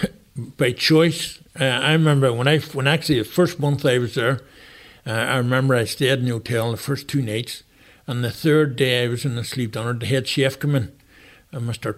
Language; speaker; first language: English; native; English